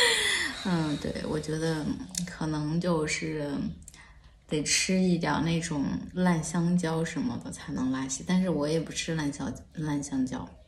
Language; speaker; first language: Chinese; native; Chinese